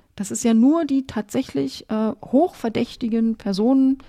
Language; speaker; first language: German; native; German